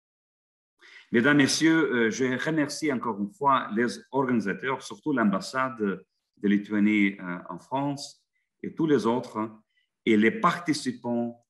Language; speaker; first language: French; non-native, fluent; Lithuanian